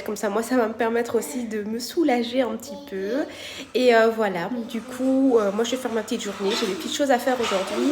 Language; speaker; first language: French; native; French